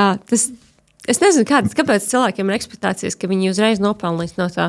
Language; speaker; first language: Latvian; native; Latvian